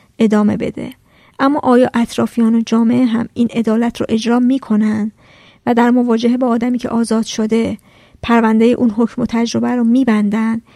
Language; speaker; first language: Persian; native; Persian